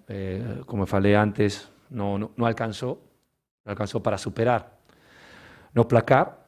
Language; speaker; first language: Portuguese; non-native, learner; Spanish